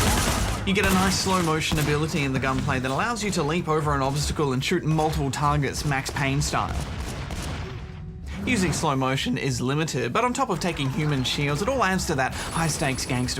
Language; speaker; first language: English; native; English